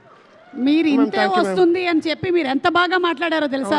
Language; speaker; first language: Telugu; native; Telugu